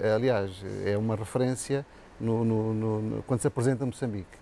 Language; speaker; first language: Portuguese; native; Portuguese